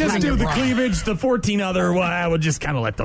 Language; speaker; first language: English; native; English